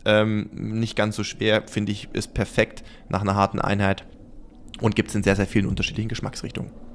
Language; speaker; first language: German; native; German